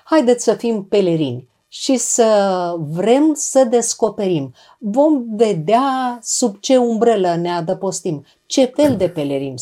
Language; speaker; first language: Romanian; native; Romanian